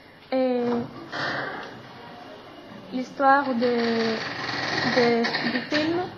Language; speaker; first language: French; non-native, learner; Spanish